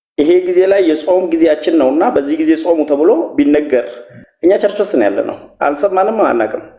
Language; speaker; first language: Amharic; non-native, local second language; Oromo